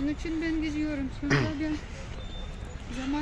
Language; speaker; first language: Turkish; non-native, learner; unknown